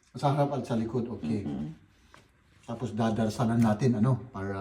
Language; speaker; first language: Filipino; native; Filipino